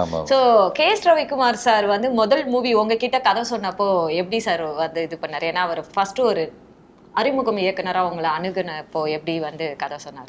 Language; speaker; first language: Tamil; native; Tamil